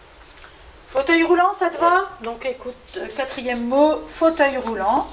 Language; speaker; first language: French; native; French